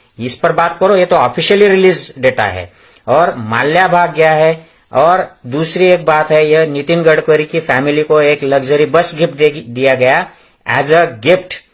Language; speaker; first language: Hindi; non-native, local second language; Marathi